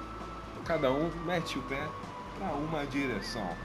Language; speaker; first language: Portuguese; native; Portuguese